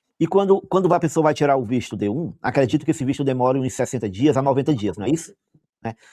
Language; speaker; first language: Portuguese; native; Portuguese